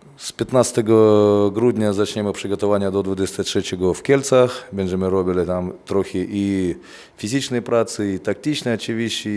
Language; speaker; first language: Polish; non-native, fluent; Russian